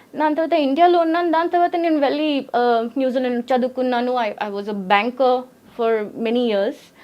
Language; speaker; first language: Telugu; early bilingual, heritage; Telugu